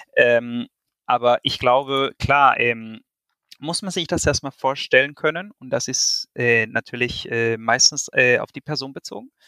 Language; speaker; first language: German; non-native, fluent; Spanish